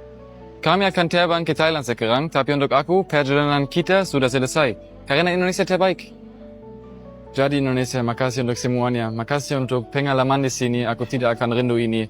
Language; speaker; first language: Indonesian; non-native, learner; German